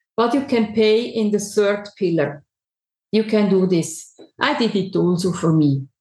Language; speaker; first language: English; non-native, learner; German